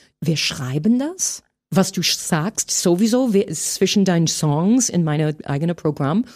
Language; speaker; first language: German; non-native, fluent; English